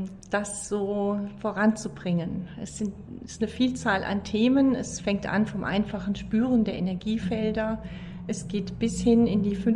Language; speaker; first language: German; native; German